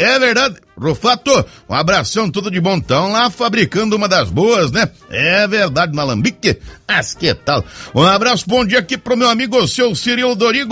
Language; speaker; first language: Portuguese; native; Portuguese